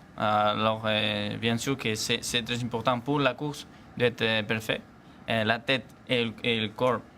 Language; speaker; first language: French; non-native, learner; Spanish